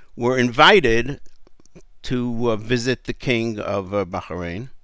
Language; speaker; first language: English; native; English